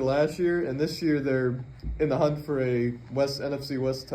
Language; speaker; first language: English; native; English